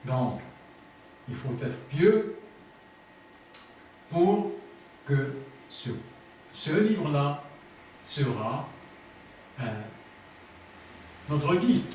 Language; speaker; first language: French; non-native, fluent; Arabic